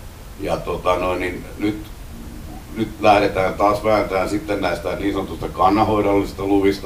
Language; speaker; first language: Finnish; native; Finnish